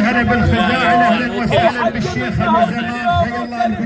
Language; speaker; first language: Arabic; native; Arabic